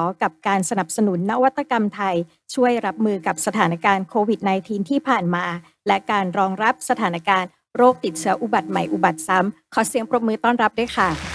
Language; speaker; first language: Thai; native; Thai